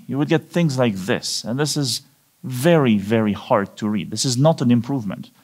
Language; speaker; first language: English; non-native, fluent; French